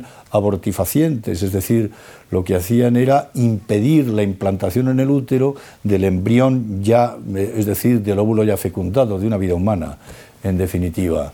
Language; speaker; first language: Spanish; native; Spanish